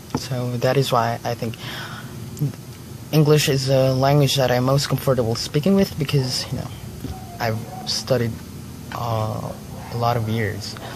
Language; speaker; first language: English; non-native, local second language; Filipino